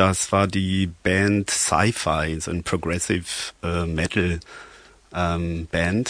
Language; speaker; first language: German; non-native, fluent; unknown